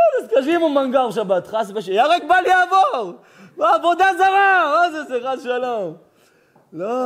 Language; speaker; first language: Russian; early bilingual, heritage; Russian